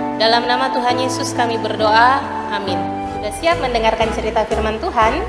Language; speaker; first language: Indonesian; native; Indonesian